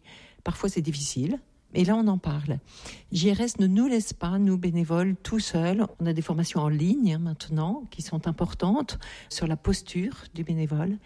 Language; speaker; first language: French; native; French